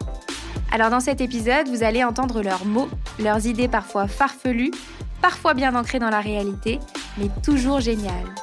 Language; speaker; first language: French; native; French